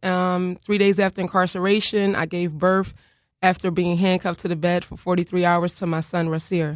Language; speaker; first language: English; native; English